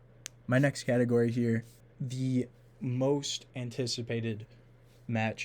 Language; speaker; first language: English; native; English